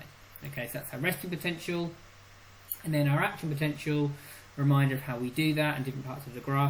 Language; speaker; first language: English; native; English